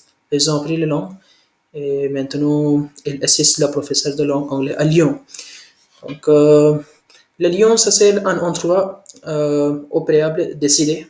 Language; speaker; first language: French; non-native, learner; Hindi